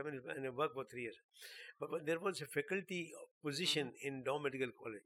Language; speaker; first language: English; non-native, local second language; Urdu